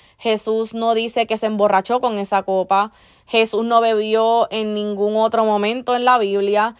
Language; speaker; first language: Spanish; early bilingual, heritage; Spanish